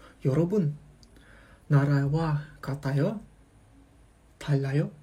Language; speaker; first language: Korean; non-native, fluent; Kazakh